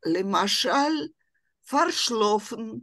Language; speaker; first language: Hebrew; non-native, fluent; Russian